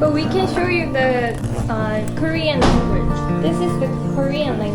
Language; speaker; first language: English; non-native, learner; Korean